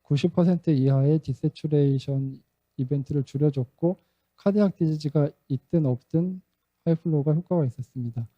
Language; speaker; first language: Korean; native; Korean